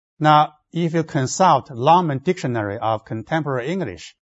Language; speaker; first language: English; non-native, fluent; Chinese